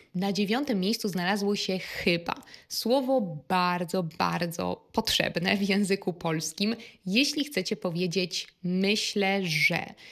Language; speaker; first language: Polish; native; Polish